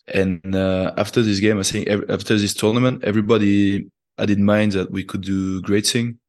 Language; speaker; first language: English; non-native, fluent; French